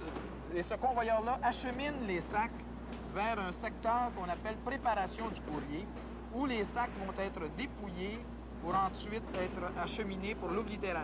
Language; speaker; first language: French; native; French